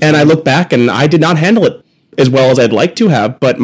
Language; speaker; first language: English; native; English